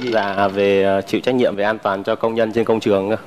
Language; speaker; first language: Vietnamese; native; Vietnamese